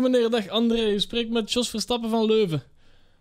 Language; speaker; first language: Dutch; native; Dutch